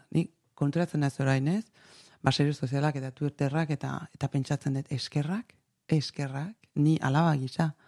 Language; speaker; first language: Basque; native; Basque